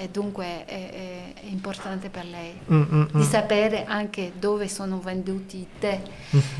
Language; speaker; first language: Italian; non-native, learner; French